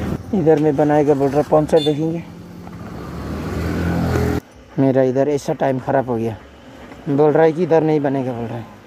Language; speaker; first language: Hindi; non-native, learner; Nepali